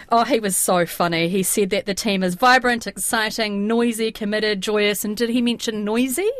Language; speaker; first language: English; native; English